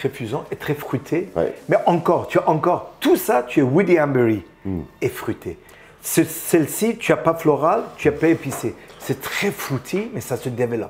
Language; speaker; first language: French; non-native, fluent; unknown